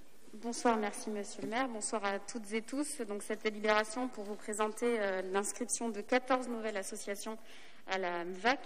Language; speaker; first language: French; native; French